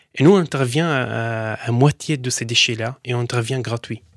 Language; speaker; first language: French; non-native, learner; Arabic